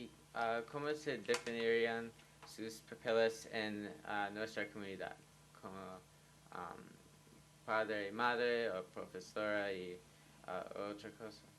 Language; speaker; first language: Spanish; non-native, learner; English